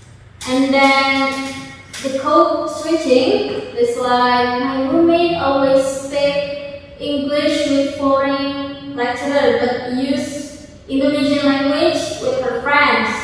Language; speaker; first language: English; non-native, fluent; Indonesian